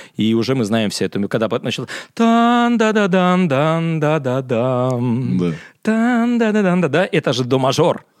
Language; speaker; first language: Russian; native; Russian